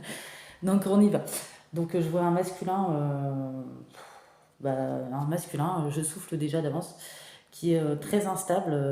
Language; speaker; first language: French; native; French